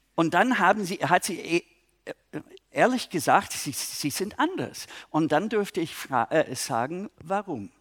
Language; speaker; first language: German; non-native, fluent; English